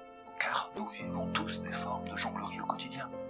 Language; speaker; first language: French; native; French